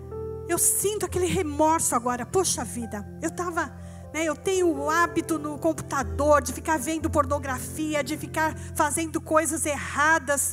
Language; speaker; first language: Portuguese; native; Portuguese